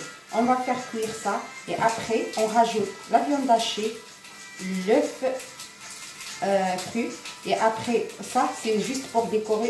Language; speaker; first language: French; non-native, local second language; Arabic